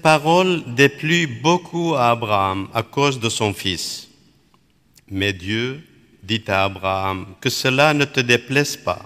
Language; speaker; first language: French; non-native, local second language; Arabic